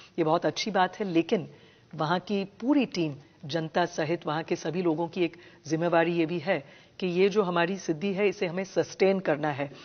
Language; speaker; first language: Hindi; non-native, local second language; Gujarati